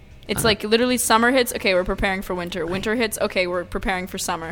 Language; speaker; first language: English; early bilingual, other home language; Russian